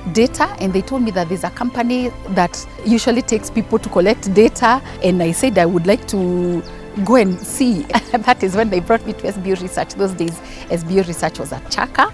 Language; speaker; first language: English; non-native, local second language; Kikuyu